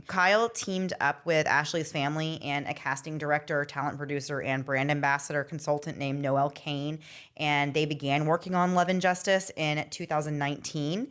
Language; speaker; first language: English; native; English